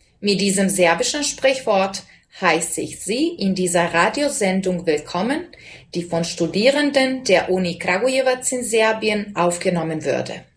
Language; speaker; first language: German; non-native, fluent; Serbian